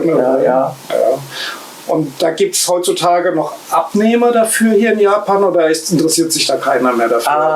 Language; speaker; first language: German; native; German